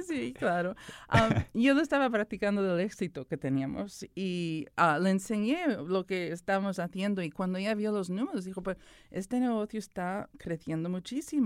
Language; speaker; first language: Spanish; early bilingual, heritage; Spanish